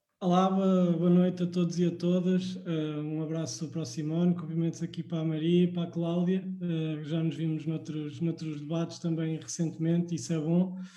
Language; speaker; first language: Portuguese; native; Portuguese